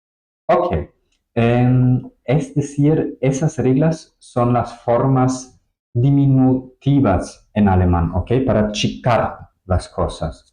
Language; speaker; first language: Spanish; non-native, fluent; German